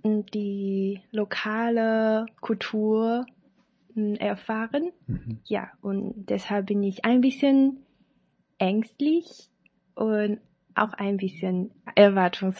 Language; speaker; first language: German; non-native, learner; Chinese